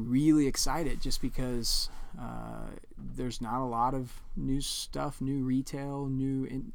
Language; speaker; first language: English; native; English